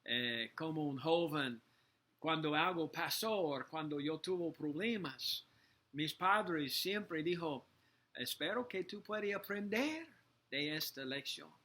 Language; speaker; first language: Spanish; non-native, learner; English